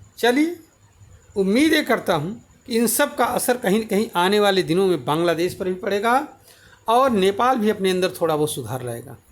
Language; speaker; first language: Hindi; native; Hindi